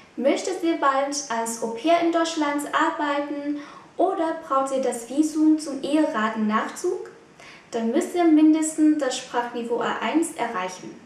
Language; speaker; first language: German; non-native, fluent; Vietnamese